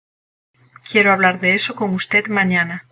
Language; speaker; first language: Spanish; non-native, learner; English